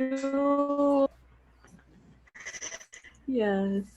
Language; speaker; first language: English; non-native, learner; Portuguese